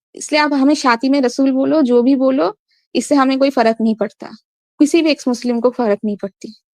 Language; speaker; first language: Hindi; non-native, local second language; Bangla